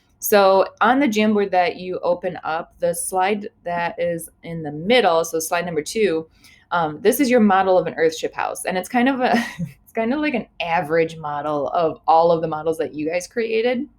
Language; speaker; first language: English; native; English